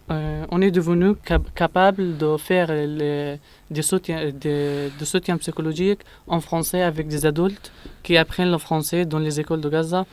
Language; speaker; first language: French; non-native, learner; Arabic